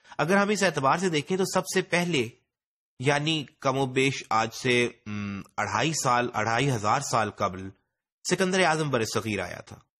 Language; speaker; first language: Urdu; native; Urdu